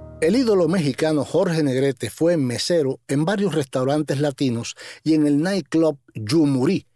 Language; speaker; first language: Spanish; native; Spanish